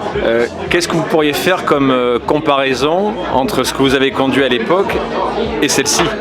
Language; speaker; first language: French; native; French